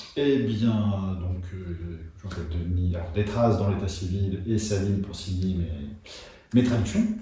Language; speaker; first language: French; early bilingual, other home language; Russian